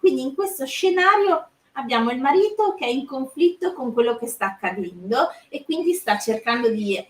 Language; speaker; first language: Italian; native; Italian